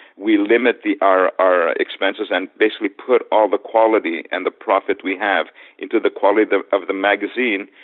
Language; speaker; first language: English; native; English